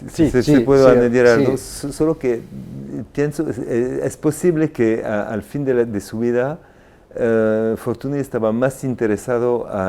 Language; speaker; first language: Spanish; non-native, fluent; French